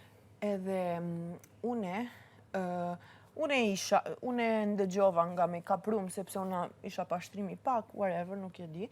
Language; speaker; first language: Albanian; early bilingual, heritage; Albanian